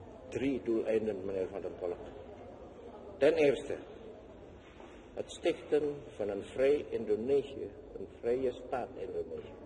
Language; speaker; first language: Dutch; non-native, fluent; Indonesian